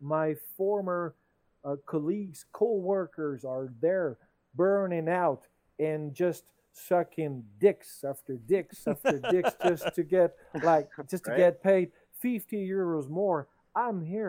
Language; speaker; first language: English; non-native, fluent; French